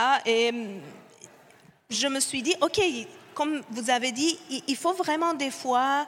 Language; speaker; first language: French; non-native, fluent; Persian